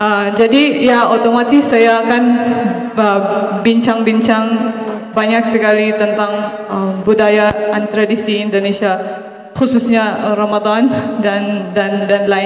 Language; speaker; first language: Indonesian; non-native, fluent; Maranao